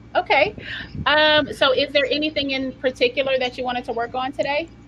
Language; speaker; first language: English; native; English